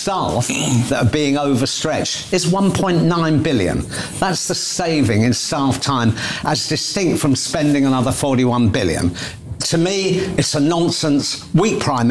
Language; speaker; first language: English; native; English